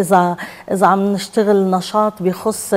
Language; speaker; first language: Arabic; native; Arabic